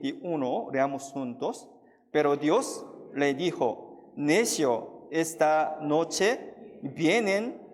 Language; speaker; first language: Spanish; non-native, fluent; Korean